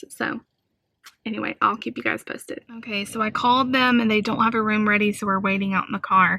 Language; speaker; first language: English; native; English